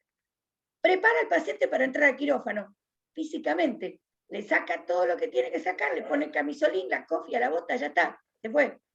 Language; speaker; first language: Spanish; native; Spanish